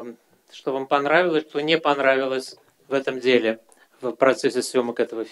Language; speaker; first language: Russian; native; Russian